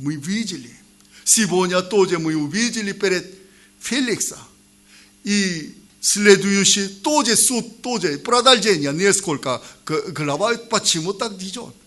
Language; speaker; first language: Russian; non-native, learner; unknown